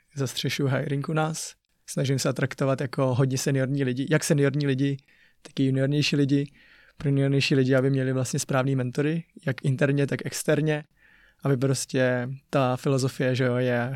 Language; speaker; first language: Czech; early bilingual, other home language; Chinese